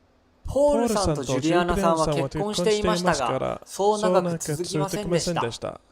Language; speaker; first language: Japanese; non-native, learner; English